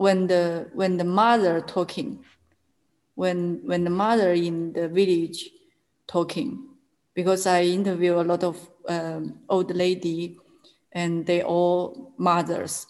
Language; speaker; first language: English; non-native, learner; Chinese